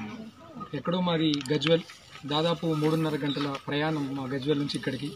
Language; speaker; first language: Telugu; native; Telugu